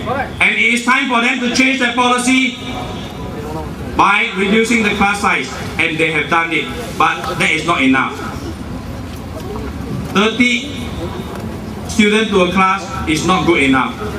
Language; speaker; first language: English; non-native, local second language; Chinese